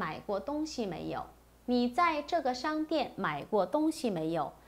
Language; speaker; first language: Chinese; non-native, fluent; Korean